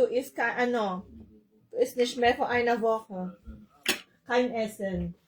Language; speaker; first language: German; non-native, learner; Filipino